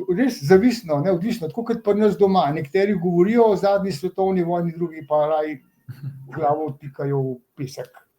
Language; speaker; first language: Slovenian; native; Slovenian